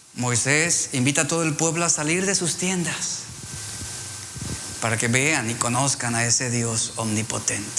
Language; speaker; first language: Spanish; native; Spanish